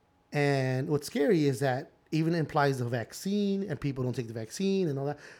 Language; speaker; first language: English; early bilingual, other home language; Spanish